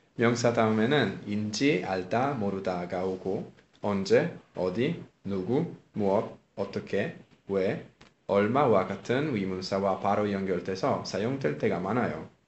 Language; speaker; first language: Korean; non-native, fluent; Italian